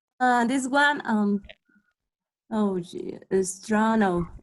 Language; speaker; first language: English; non-native, learner; Spanish